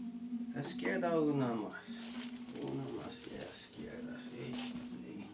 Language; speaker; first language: Spanish; non-native, learner; English